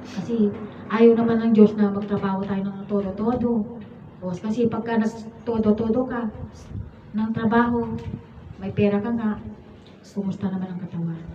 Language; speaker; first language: Filipino; non-native, local second language; Iloko